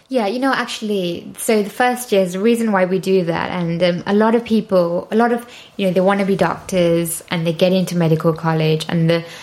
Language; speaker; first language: English; native; English